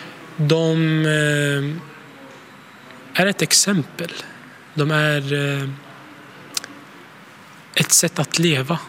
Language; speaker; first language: Swedish; early bilingual, other home language; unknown